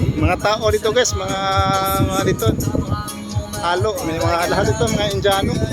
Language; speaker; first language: Filipino; non-native, local second language; Cebuano